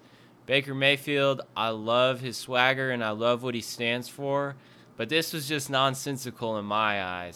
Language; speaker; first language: English; native; English